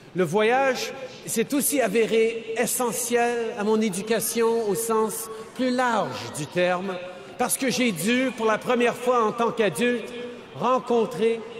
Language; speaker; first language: French; early bilingual, heritage; French